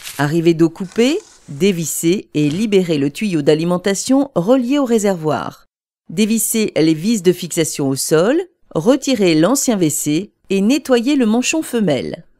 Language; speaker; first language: French; native; French